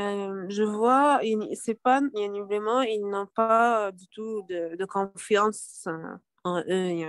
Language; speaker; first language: French; non-native, learner; Arabic